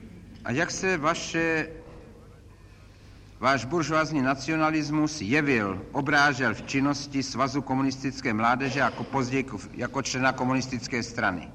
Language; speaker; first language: Czech; native; Czech